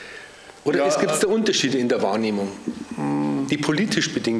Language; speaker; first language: German; native; German